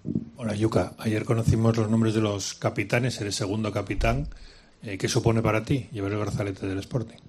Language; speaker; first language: Spanish; native; Spanish